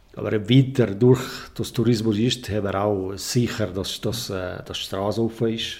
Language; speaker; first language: German; native; German